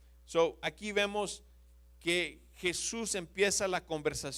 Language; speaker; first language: Spanish; non-native, fluent; English